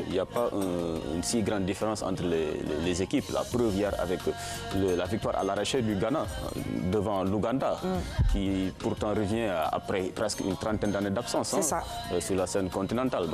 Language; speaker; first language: French; non-native, local second language; Wolof